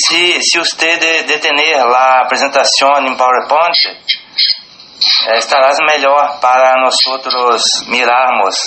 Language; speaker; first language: Spanish; non-native, learner; Portuguese